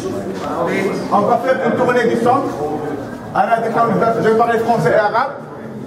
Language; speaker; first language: French; non-native, local second language; Arabic